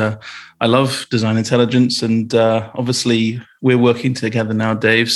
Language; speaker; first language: English; native; English